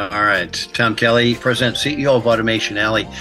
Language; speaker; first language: English; native; English